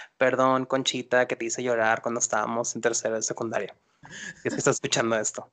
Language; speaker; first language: Spanish; native; Spanish